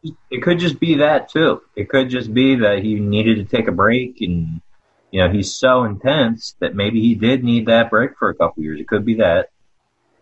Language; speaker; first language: English; native; English